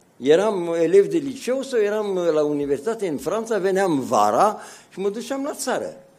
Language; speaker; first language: Romanian; native; Romanian